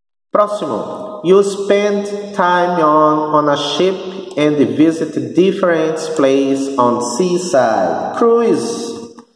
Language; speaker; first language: English; non-native, fluent; Portuguese